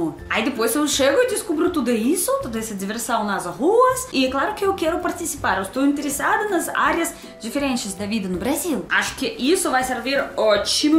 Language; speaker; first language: Portuguese; non-native, fluent; Russian